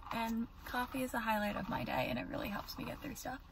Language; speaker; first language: English; native; English